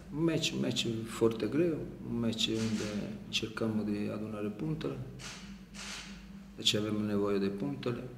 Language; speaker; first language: Romanian; non-native, learner; Italian